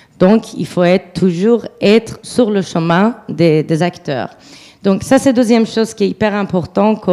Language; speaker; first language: French; non-native, fluent; Persian